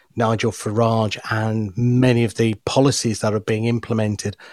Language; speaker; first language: English; native; English